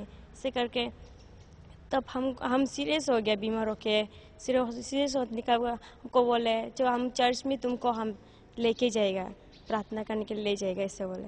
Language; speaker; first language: Hindi; non-native, local second language; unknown